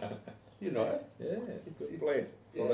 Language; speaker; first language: English; non-native, learner; Russian